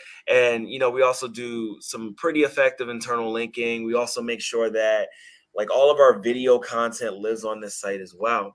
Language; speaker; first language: English; native; English